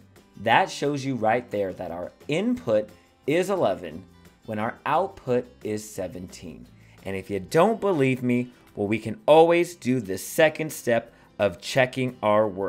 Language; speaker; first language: English; native; English